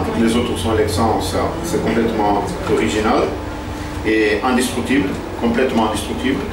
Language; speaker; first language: French; non-native, fluent; Portuguese